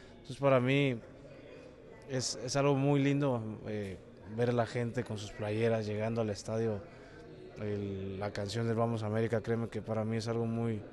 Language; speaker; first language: Spanish; native; Spanish